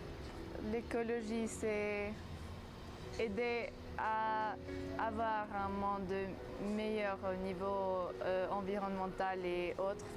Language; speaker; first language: French; non-native, fluent; Spanish